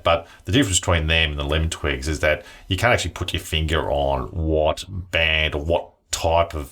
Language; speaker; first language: English; native; English